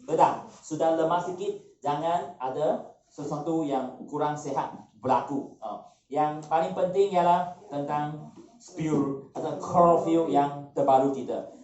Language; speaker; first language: Malay; non-native, local second language; Chinese